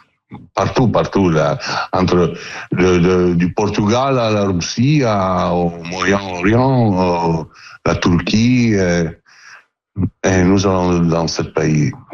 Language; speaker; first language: French; non-native, fluent; Italian